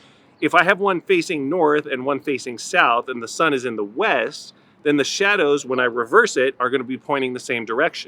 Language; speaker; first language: English; native; English